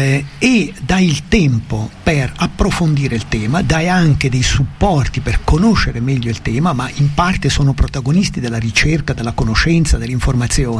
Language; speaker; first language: Italian; native; Italian